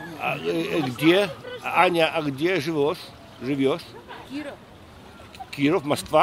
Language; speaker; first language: Russian; non-native, learner; Polish